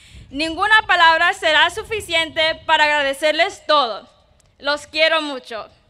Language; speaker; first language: Spanish; early bilingual, heritage; Spanish